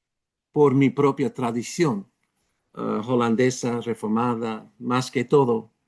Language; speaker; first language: Spanish; non-native, fluent; English